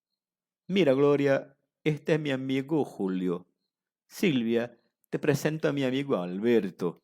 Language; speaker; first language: Spanish; non-native, fluent; Portuguese